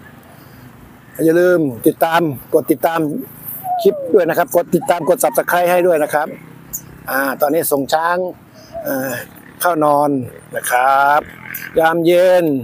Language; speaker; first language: Thai; native; Thai